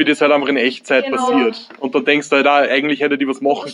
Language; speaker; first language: German; native; German